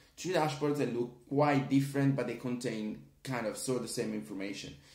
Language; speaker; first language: English; non-native, fluent; Italian